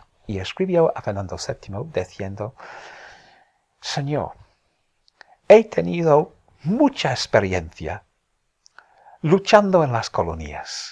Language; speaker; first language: Spanish; non-native, fluent; English